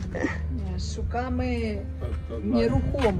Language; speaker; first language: Polish; non-native, learner; Russian